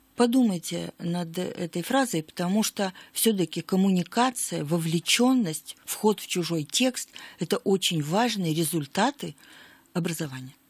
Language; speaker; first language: Russian; native; Russian